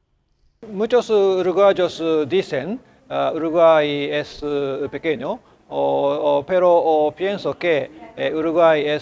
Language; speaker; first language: Spanish; non-native, learner; Japanese